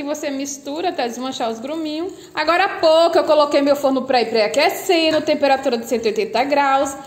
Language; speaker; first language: Portuguese; native; Portuguese